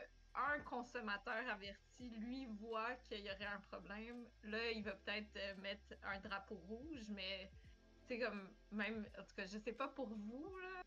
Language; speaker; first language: French; native; French